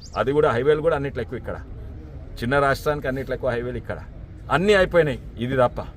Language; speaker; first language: Telugu; native; Telugu